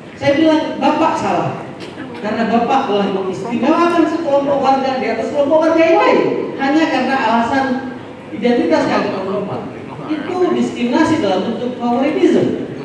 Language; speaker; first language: Indonesian; non-native, local second language; Madurese